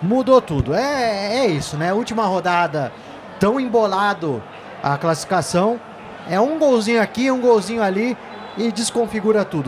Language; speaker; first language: Portuguese; native; Portuguese